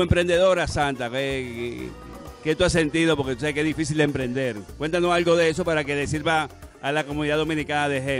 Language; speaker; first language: Spanish; native; Spanish